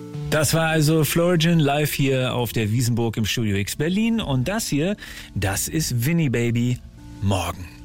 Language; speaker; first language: German; native; German